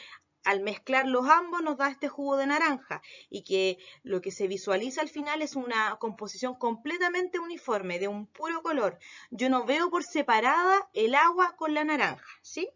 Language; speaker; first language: Spanish; native; Spanish